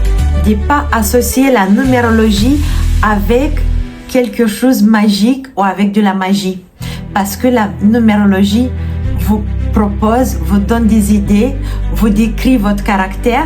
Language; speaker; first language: French; non-native, fluent; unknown